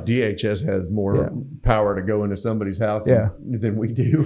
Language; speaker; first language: English; native; English